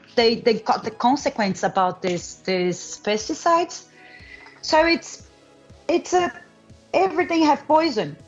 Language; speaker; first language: English; non-native, learner; Portuguese